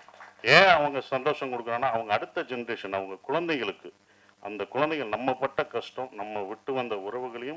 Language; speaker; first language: Tamil; native; Tamil